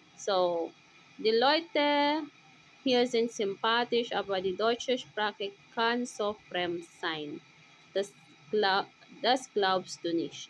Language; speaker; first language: German; non-native, fluent; Filipino